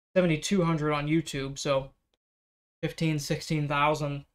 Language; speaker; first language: English; native; English